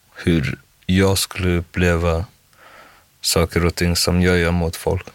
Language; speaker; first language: Swedish; early bilingual, other home language; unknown